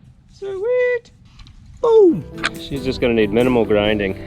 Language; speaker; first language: English; native; English